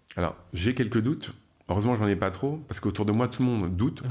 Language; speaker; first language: French; native; French